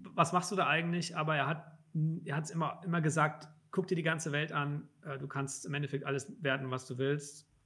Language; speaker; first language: German; native; German